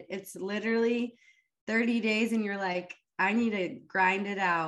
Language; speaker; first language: English; early bilingual, other home language; Arabic